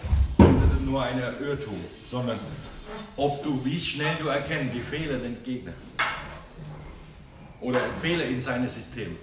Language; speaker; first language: German; non-native, learner; Thai